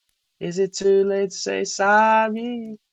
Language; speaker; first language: English; native; English